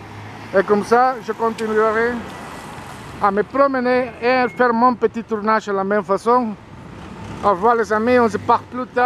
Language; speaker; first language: French; non-native, fluent; Spanish